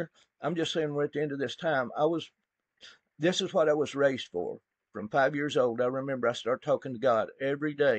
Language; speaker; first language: English; native; English